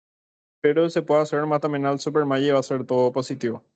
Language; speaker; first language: Spanish; native; Spanish